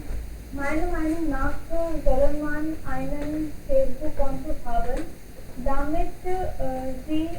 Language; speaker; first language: German; non-native, learner; Hindi